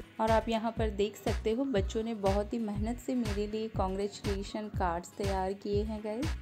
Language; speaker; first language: Hindi; non-native, local second language; Bangla